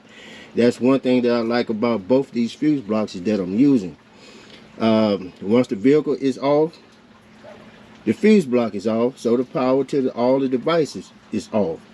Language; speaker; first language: English; native; English